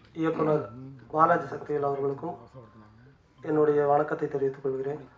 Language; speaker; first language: Tamil; native; Tamil